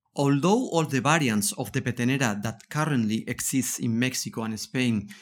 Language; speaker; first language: English; non-native, fluent; Spanish